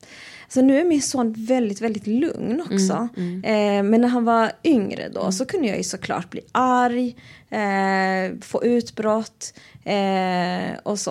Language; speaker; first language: Swedish; native; Swedish